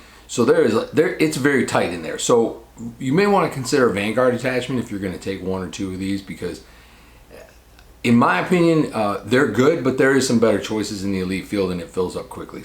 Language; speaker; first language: English; native; English